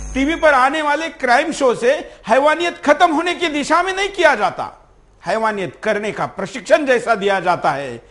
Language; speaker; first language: Hindi; non-native, local second language; Marathi